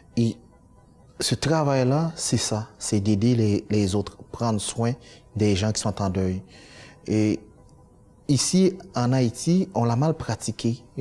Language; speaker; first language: French; non-native, local second language; Haitian Creole